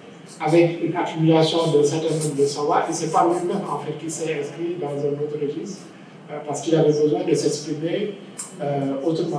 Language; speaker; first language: French; non-native, local second language; Wolof